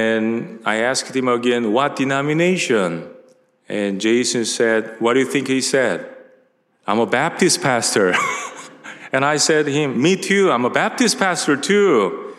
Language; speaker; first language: English; non-native, fluent; Korean